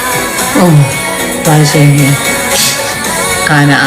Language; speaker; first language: German; non-native, learner; Indonesian